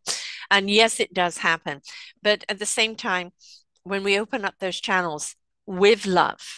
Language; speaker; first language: English; native; English